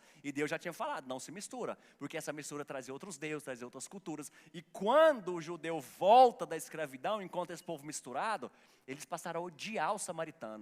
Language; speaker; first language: Portuguese; native; Portuguese